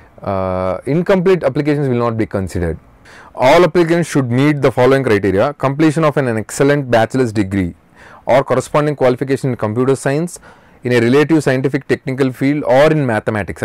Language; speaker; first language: English; non-native, local second language; Telugu